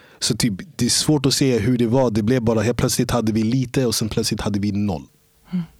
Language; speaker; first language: Swedish; early bilingual, other home language; English